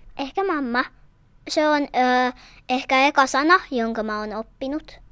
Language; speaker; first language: Finnish; non-native, local second language; Swedish